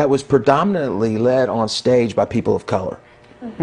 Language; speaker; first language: English; native; English